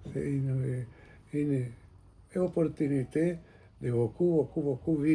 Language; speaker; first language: French; non-native, fluent; Spanish